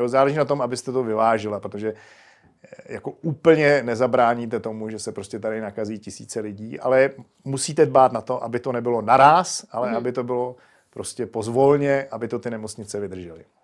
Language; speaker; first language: Czech; native; Czech